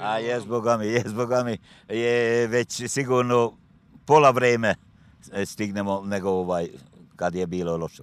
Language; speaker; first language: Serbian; non-native, local second language; Hungarian